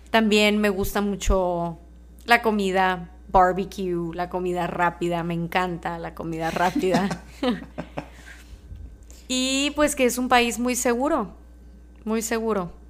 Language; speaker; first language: Spanish; native; Spanish